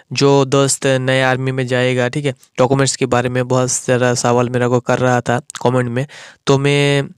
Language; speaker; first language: Hindi; non-native, local second language; Bangla